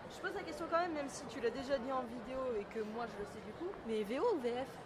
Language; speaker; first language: French; native; French